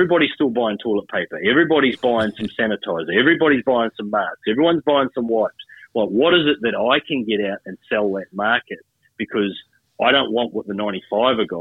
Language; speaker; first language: English; native; English